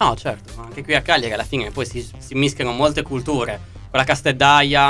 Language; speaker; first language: Italian; native; Italian